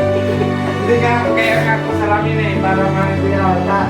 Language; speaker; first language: Filipino; non-native, learner; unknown